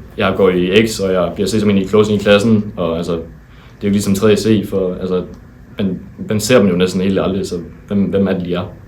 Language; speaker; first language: Danish; native; Danish